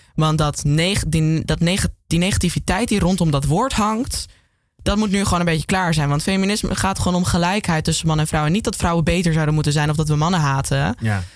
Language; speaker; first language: Dutch; native; Dutch